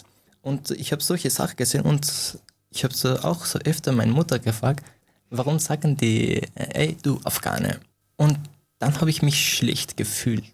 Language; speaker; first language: German; non-native, fluent; Persian